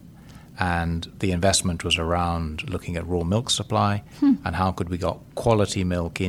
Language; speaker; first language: English; native; English